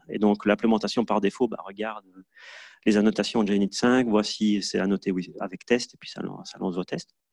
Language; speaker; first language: French; native; French